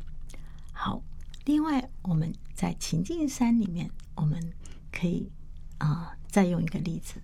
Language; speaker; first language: Chinese; native; Chinese